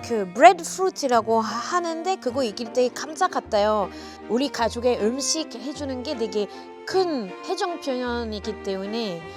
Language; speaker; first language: Korean; non-native, fluent; French